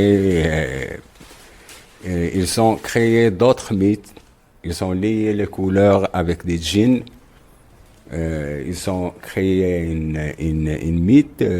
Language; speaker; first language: French; non-native, local second language; Arabic